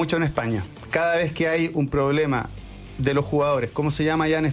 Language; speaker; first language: Spanish; native; Spanish